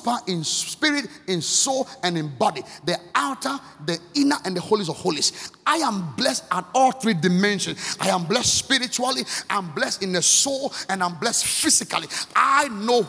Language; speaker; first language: English; non-native, local second language; Akan